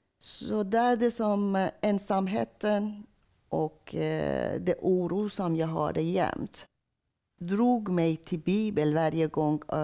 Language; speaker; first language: Swedish; non-native, fluent; Persian